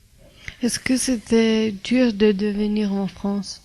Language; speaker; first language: French; early bilingual, other home language; Albanian